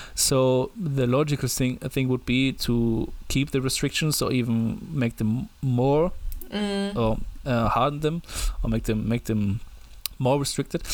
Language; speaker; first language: English; non-native, fluent; German